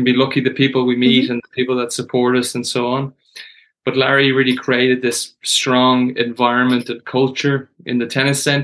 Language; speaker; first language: English; native; English